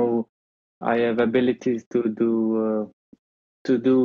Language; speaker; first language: English; non-native, fluent; Dutch